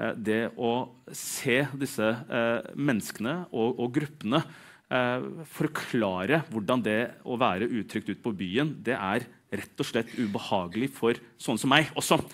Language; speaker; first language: Norwegian; early bilingual, other home language; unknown